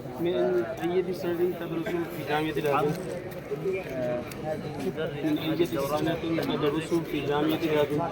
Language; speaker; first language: Arabic; non-native, learner; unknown